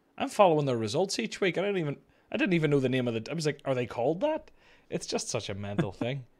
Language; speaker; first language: English; native; English